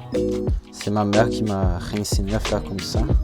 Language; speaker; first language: French; non-native, learner; Portuguese